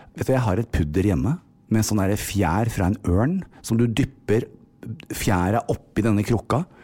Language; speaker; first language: Norwegian; native; Norwegian